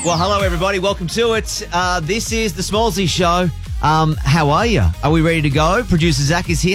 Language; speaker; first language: English; native; English